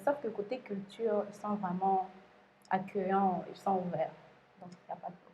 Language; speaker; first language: French; non-native, local second language; Lingala